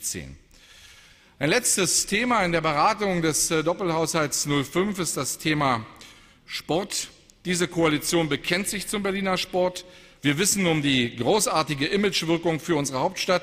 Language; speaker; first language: German; native; German